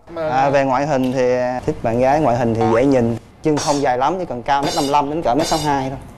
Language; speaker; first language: Vietnamese; native; Vietnamese